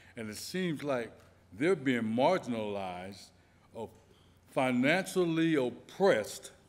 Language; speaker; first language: English; native; English